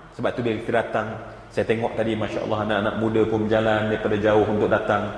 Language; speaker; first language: Malay; native; Malay